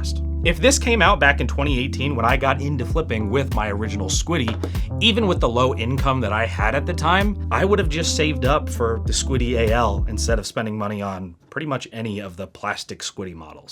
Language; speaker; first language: English; native; English